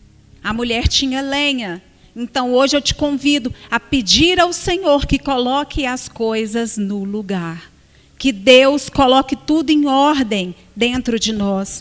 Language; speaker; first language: Portuguese; native; Portuguese